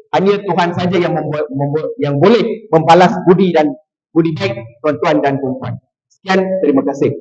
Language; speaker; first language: Malay; non-native, local second language; Tamil